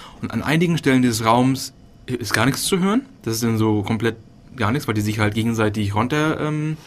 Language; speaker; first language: German; native; German